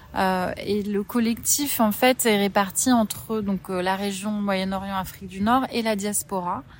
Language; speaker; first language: French; native; French